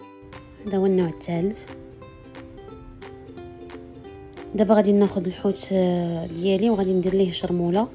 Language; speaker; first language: Arabic; native; Arabic